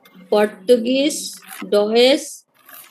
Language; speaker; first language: German; non-native, learner; Bangla